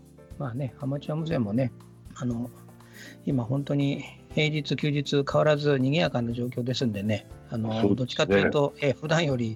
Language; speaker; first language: Japanese; native; Japanese